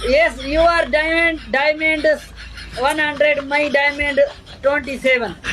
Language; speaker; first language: English; non-native, learner; Sindhi